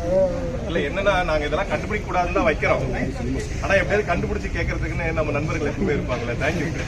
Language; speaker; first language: Tamil; native; Tamil